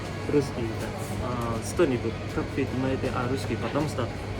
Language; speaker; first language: Russian; non-native, learner; Indonesian